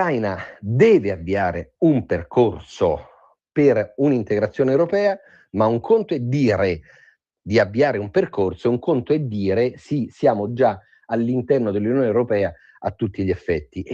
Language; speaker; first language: Italian; native; Italian